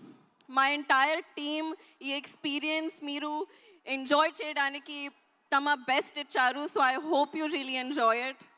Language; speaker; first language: Telugu; non-native, local second language; Hindi